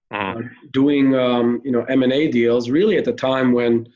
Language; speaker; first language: English; early bilingual, other home language; Hebrew